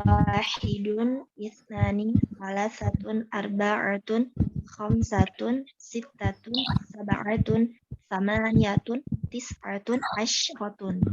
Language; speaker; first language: Arabic; non-native, learner; Indonesian